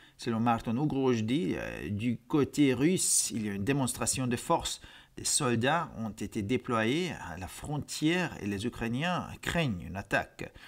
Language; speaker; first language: French; non-native, fluent; Hungarian